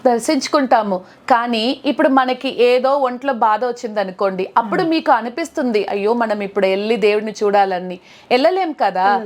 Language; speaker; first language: Telugu; non-native, local second language; Tamil